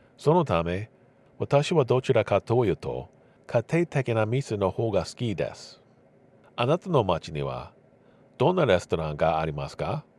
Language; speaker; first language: Japanese; non-native, learner; English